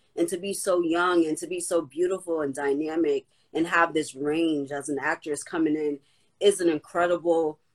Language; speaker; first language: English; native; English